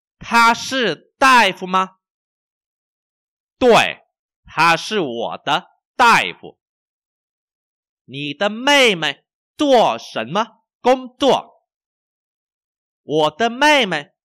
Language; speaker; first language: Chinese; non-native, fluent; Vietnamese